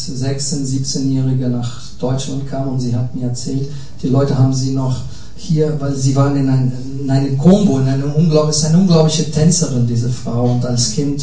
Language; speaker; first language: German; non-native, fluent; Portuguese